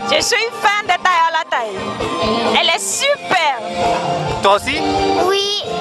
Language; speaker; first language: French; non-native, learner; Thai